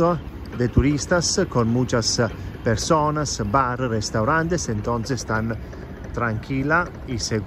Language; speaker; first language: Spanish; non-native, fluent; Italian